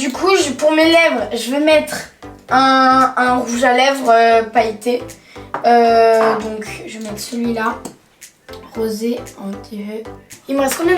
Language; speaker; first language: French; native; French